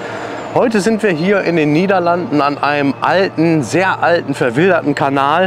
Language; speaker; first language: German; native; German